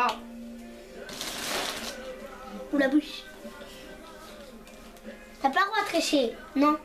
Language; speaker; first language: French; early bilingual, other home language; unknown